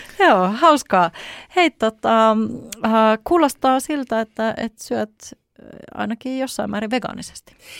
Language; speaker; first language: Finnish; native; Finnish